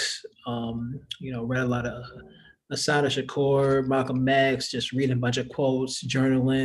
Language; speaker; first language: English; native; English